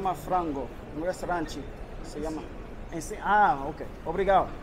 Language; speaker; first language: Portuguese; non-native, learner; English